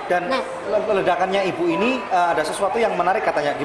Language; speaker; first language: Indonesian; native; Indonesian